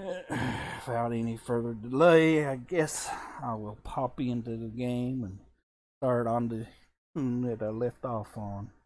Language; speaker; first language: English; native; English